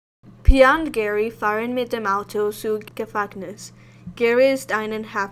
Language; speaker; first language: German; non-native, learner; English